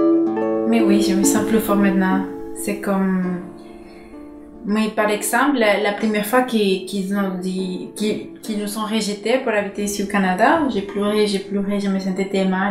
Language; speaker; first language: French; non-native, learner; Spanish